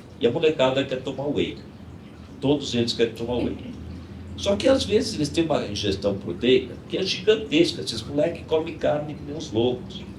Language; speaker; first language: Portuguese; native; Portuguese